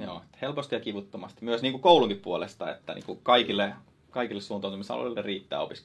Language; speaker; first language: Finnish; native; Finnish